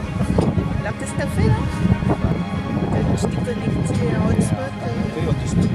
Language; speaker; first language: French; native; French